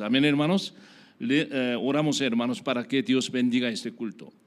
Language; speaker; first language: Spanish; non-native, learner; Korean